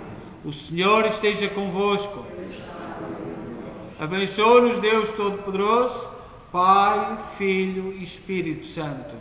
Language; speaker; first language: Portuguese; native; Portuguese